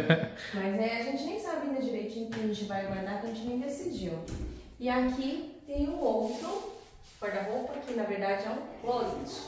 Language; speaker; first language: Portuguese; native; Portuguese